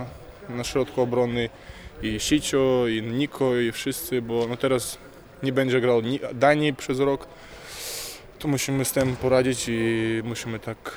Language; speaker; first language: Polish; non-native, fluent; Russian